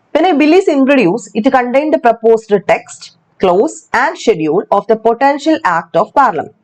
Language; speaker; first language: English; non-native, local second language; Malayalam